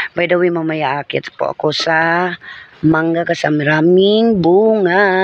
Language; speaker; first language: Filipino; non-native, local second language; Waray